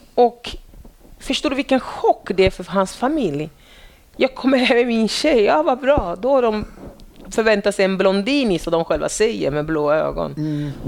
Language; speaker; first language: Swedish; non-native, fluent; French